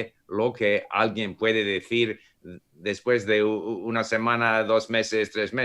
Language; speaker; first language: Spanish; non-native, fluent; English